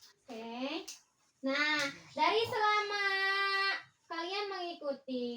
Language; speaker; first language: Indonesian; native; Indonesian